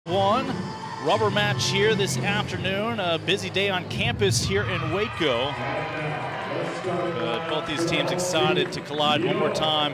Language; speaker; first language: English; native; English